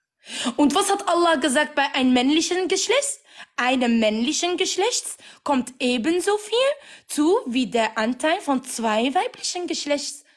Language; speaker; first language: German; non-native, fluent; Arabic